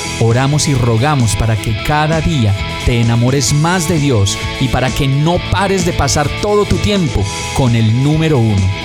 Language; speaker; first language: Spanish; native; Spanish